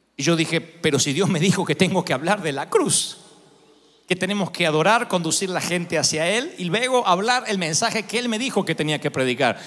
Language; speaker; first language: Spanish; native; Spanish